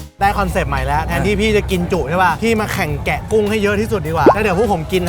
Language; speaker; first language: Thai; native; Thai